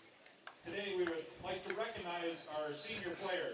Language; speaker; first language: English; native; English